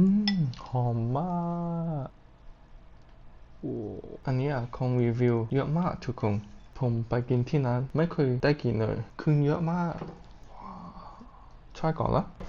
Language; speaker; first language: Thai; non-native, learner; English